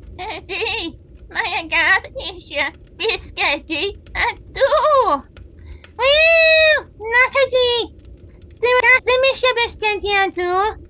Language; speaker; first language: Welsh; non-native, learner; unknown